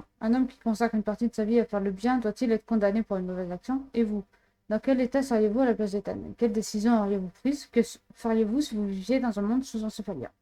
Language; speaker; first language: French; native; French